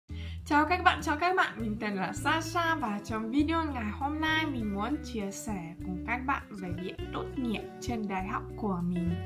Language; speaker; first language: Vietnamese; non-native, fluent; Russian